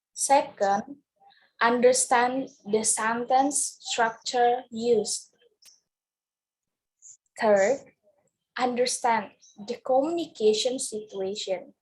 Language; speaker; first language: English; non-native, learner; Indonesian